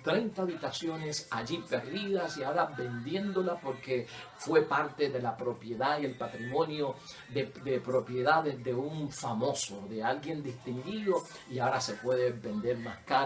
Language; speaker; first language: Spanish; native; Spanish